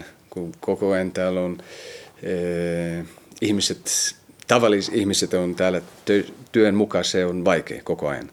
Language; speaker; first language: Finnish; early bilingual, heritage; Finnish